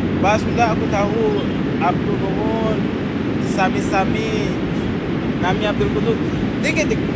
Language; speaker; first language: Indonesian; non-native, fluent; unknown